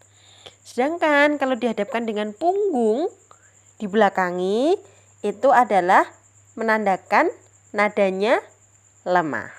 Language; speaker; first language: Indonesian; native; Indonesian